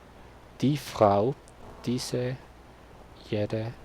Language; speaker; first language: German; non-native, learner; Spanish